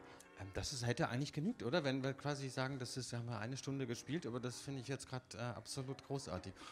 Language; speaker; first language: German; native; German